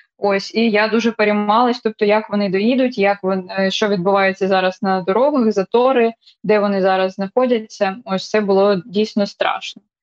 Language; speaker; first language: Ukrainian; non-native, local second language; Russian